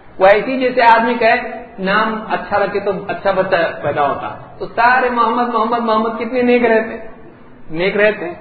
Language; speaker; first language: Urdu; native; Urdu